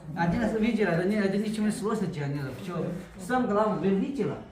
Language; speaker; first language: Russian; non-native, learner; Chinese